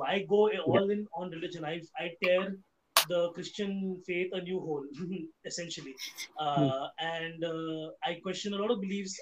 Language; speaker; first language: English; non-native, local second language; Hindi